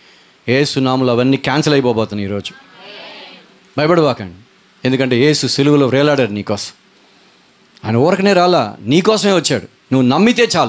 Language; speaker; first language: Telugu; native; Telugu